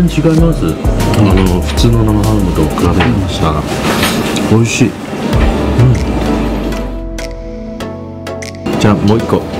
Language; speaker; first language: Japanese; non-native, fluent; Chinese